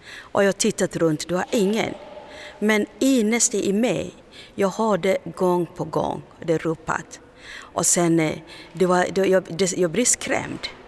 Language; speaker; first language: Swedish; non-native, learner; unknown